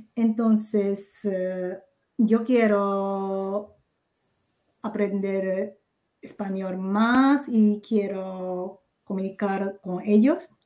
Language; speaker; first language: Spanish; non-native, learner; Japanese